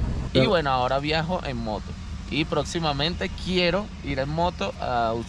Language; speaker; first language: Spanish; native; Spanish